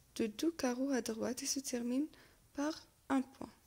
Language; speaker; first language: French; non-native, local second language; Arabic